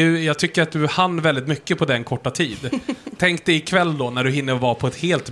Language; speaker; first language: Swedish; native; Swedish